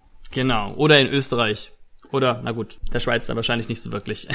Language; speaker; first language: German; native; German